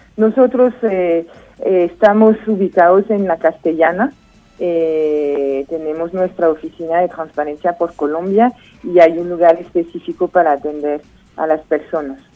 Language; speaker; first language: Spanish; non-native, fluent; French